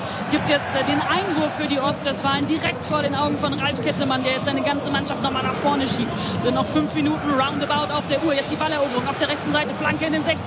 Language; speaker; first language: German; native; German